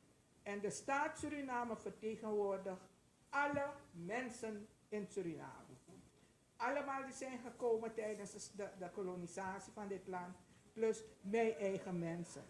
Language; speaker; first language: Dutch; non-native, local second language; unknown